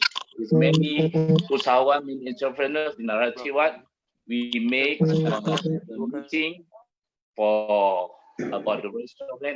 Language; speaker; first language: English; non-native, learner; Malay